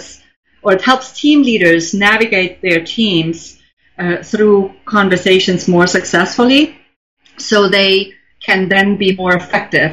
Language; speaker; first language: English; non-native, fluent; German